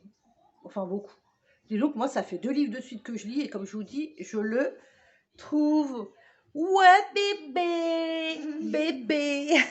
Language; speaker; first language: French; native; French